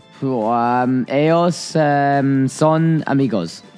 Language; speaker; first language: Spanish; non-native, learner; English